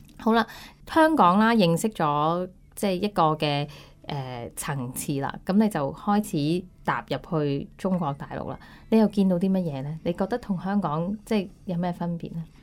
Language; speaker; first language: Chinese; non-native, local second language; Cantonese